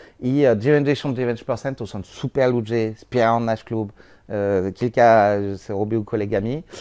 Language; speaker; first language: Polish; non-native, learner; French